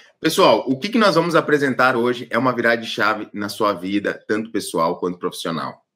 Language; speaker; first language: Portuguese; native; Portuguese